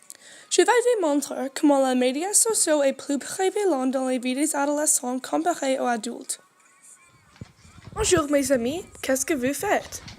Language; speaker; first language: French; non-native, learner; English